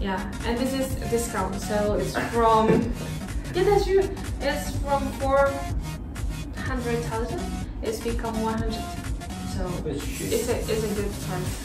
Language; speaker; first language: English; non-native, fluent; Indonesian